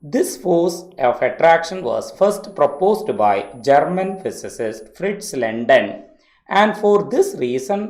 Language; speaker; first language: English; non-native, local second language; Malayalam